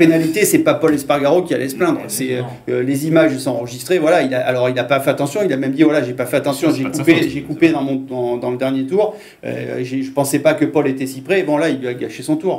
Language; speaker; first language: French; native; French